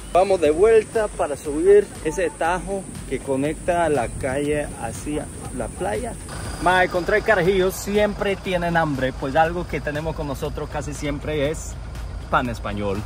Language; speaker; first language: Spanish; non-native, fluent; English